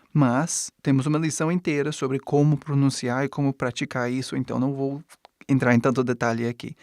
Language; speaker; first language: Portuguese; non-native, fluent; English